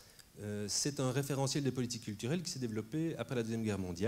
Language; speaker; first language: French; native; French